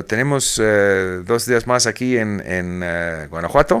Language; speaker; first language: Spanish; non-native, fluent; English